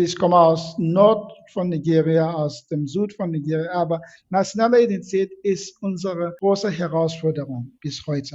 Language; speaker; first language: German; non-native, fluent; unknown